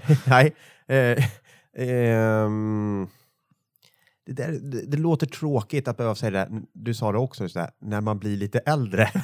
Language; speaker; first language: Swedish; native; Swedish